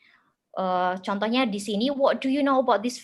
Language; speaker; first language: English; non-native, fluent; Indonesian